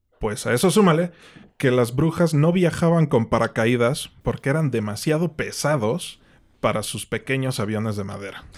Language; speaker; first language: Spanish; native; Spanish